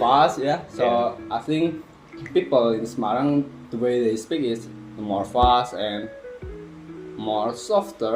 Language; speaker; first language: English; non-native, learner; Javanese